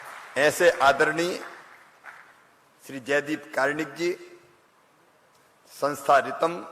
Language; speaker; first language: Hindi; native; Hindi